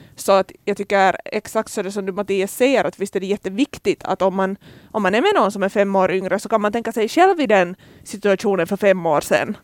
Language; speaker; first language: Swedish; native; Swedish